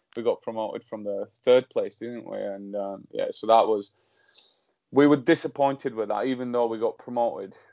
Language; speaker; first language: English; early bilingual, other home language; Slovak